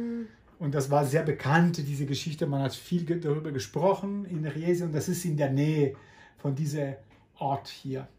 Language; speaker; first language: German; non-native, fluent; Italian